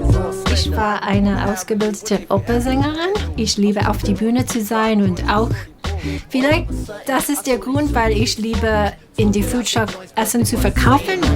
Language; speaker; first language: German; non-native, fluent; English